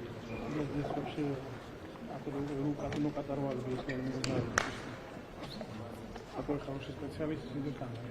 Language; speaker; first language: Russian; non-native, local second language; Georgian